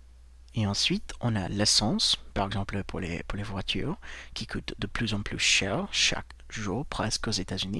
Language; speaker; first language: French; non-native, fluent; English